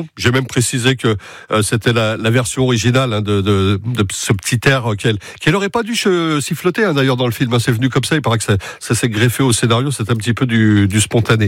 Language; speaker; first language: French; native; French